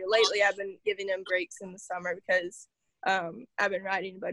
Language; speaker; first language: English; native; English